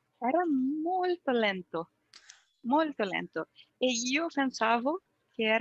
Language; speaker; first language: Italian; non-native, learner; Portuguese